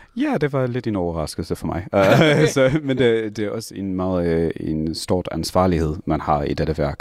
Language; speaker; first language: Danish; non-native, fluent; English